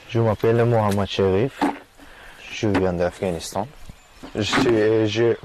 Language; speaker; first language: French; non-native, learner; Persian